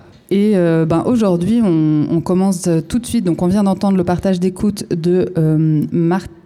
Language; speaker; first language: French; native; French